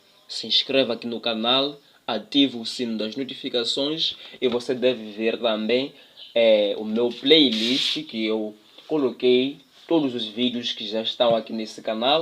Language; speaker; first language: Portuguese; non-native, local second language; Tsonga